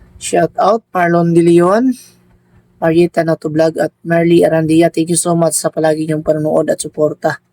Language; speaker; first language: Filipino; non-native, local second language; Cebuano